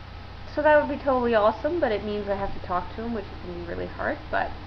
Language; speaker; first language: English; native; English